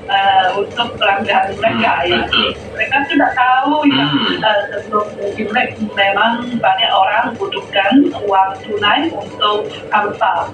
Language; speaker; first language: Indonesian; non-native, fluent; Chinese